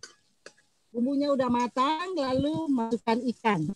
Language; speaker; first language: Indonesian; native; Indonesian